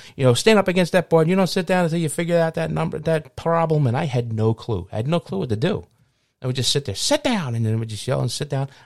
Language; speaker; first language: English; native; English